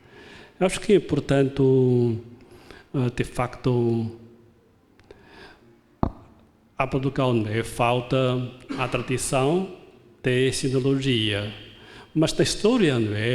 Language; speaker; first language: Portuguese; non-native, fluent; Chinese